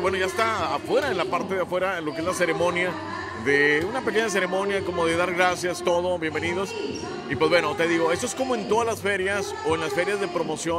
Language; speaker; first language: Spanish; native; Spanish